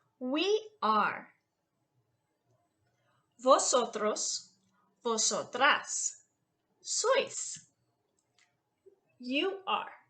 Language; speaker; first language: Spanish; non-native, fluent; English